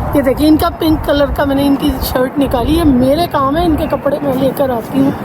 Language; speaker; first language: Urdu; native; Urdu